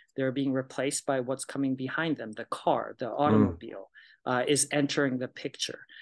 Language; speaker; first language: English; early bilingual, other home language; Japanese